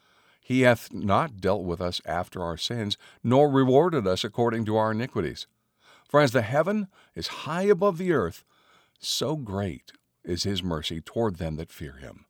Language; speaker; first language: English; native; English